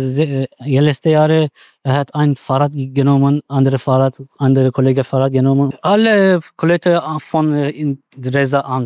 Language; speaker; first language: German; non-native, learner; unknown